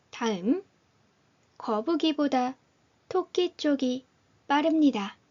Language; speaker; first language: Korean; native; Korean